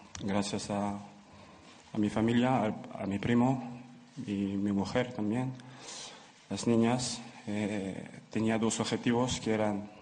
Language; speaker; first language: Spanish; non-native, fluent; French